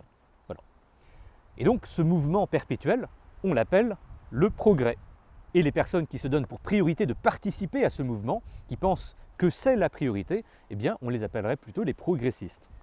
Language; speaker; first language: French; native; French